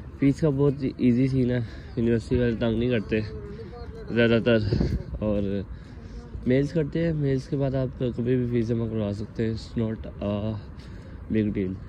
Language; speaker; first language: Urdu; non-native, local second language; Punjabi